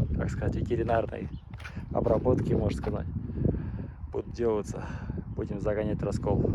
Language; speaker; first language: Russian; non-native, local second language; Kazakh